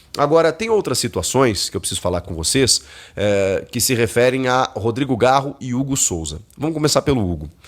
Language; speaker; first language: Portuguese; native; Portuguese